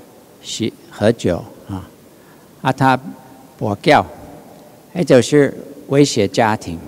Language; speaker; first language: Chinese; non-native, learner; English